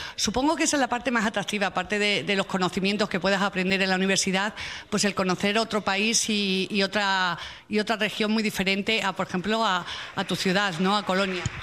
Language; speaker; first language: Spanish; native; Spanish